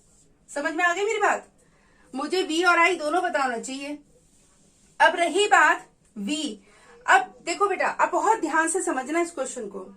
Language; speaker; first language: Hindi; native; Hindi